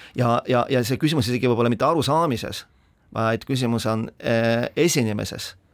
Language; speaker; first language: Estonian; non-native, local second language; Russian